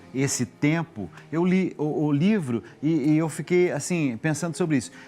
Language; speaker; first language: Portuguese; native; Portuguese